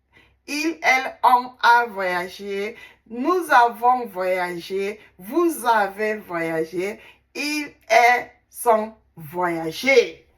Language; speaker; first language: French; non-native, learner; Igbo